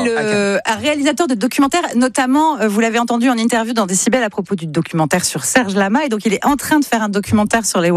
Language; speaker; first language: French; native; French